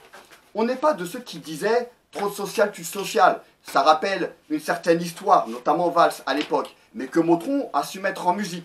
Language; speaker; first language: French; native; French